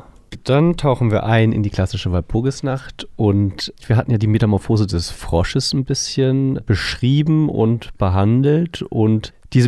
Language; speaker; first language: German; native; German